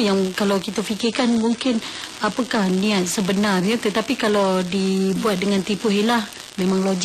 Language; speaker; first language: Malay; native; Malay